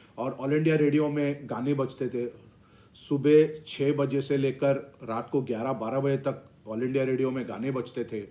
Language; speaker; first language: Hindi; non-native, local second language; Tamil